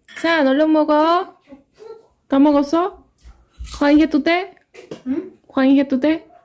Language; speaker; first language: Korean; non-native, fluent; Spanish